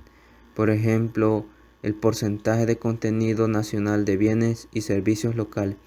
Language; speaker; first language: Spanish; native; Spanish